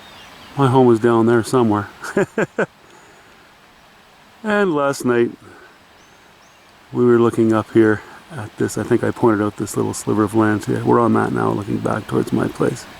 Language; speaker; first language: English; native; English